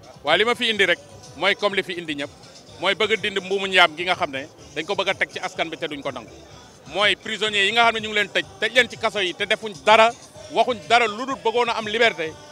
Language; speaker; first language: Wolof; native; Wolof